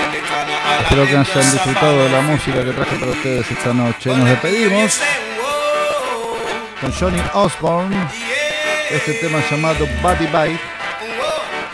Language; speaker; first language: Spanish; native; Spanish